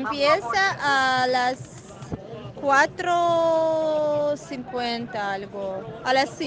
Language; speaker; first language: Spanish; non-native, fluent; Russian